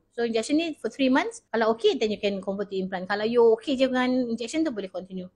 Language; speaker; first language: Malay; native; Malay